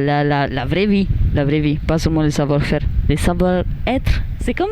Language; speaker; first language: French; non-native, learner; Italian